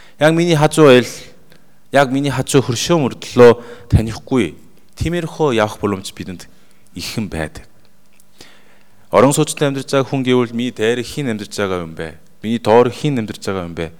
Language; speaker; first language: Mongolian; non-native, fluent; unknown